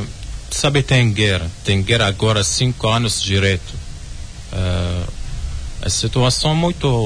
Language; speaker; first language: Portuguese; non-native, learner; Arabic